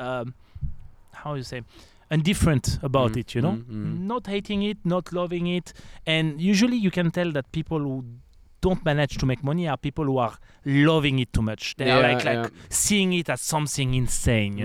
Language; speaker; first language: English; non-native, fluent; French